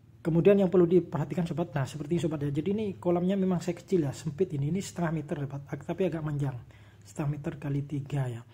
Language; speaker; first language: Indonesian; non-native, local second language; Javanese